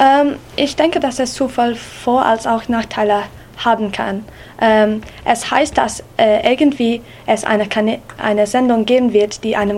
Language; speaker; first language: German; non-native, learner; English